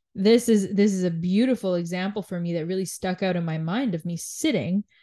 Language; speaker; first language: English; native; English